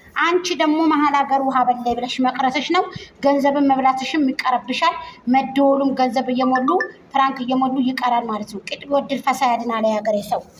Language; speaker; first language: Amharic; native; Amharic